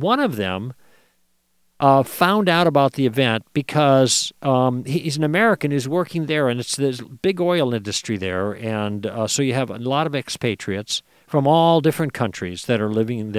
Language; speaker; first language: English; native; English